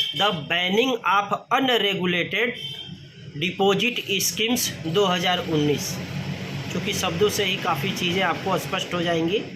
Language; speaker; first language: Hindi; native; Hindi